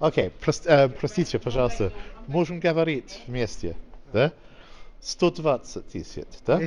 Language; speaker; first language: Russian; non-native, learner; English